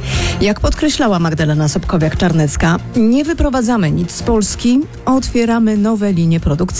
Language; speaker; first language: Polish; native; Polish